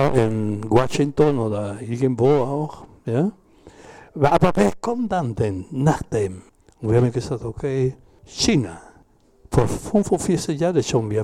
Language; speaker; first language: German; non-native, learner; Spanish